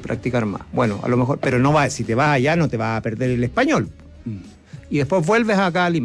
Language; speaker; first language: Spanish; native; Spanish